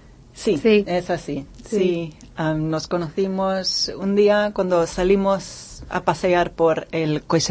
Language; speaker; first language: Spanish; non-native, fluent; English